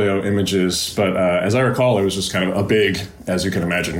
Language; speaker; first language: English; native; English